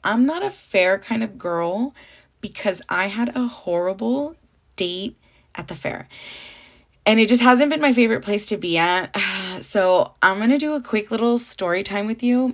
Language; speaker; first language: English; early bilingual, other home language; Spanish